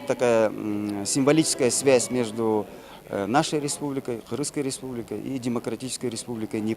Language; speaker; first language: Russian; non-native, local second language; Kyrgyz